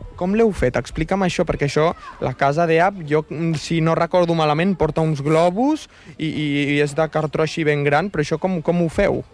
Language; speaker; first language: Catalan; native; Catalan